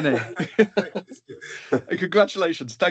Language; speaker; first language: English; native; English